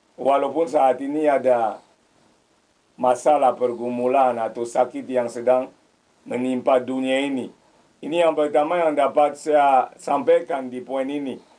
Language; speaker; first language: Indonesian; non-native, fluent; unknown